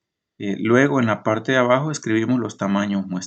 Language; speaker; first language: Spanish; native; Spanish